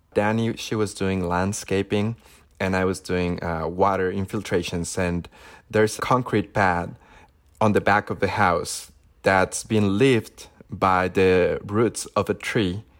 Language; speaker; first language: English; non-native, fluent; Spanish